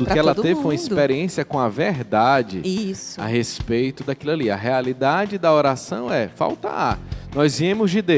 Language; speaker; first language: Portuguese; native; Portuguese